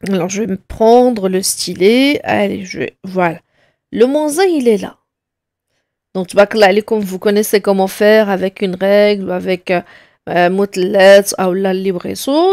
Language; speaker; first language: French; non-native, local second language; Arabic